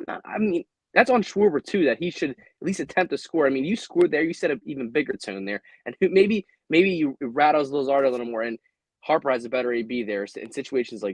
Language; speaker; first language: English; native; English